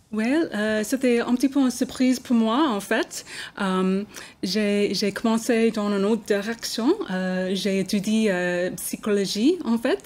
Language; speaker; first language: French; non-native, learner; English